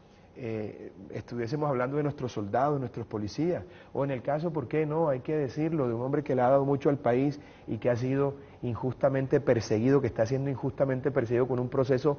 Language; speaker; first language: Spanish; native; Spanish